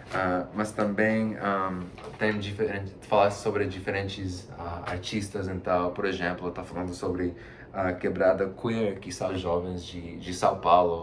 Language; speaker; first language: Portuguese; non-native, fluent; Spanish